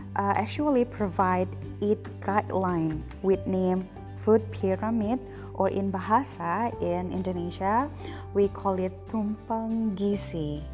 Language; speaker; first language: English; non-native, fluent; Indonesian